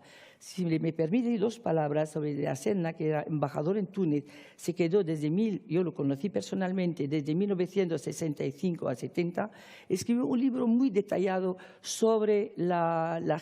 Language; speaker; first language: Spanish; non-native, fluent; Arabic